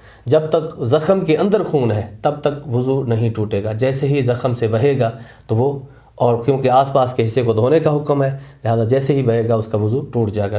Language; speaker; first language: Urdu; native; Urdu